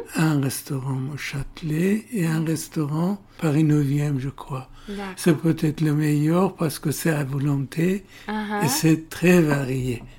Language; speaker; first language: French; non-native, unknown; Persian